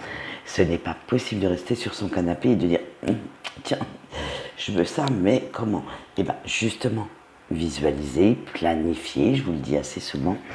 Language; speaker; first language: French; native; French